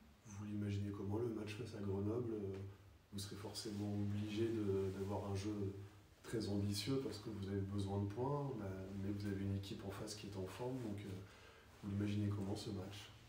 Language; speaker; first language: French; native; French